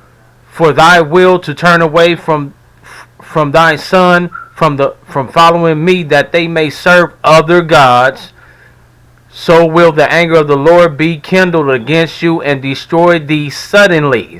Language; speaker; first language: English; native; English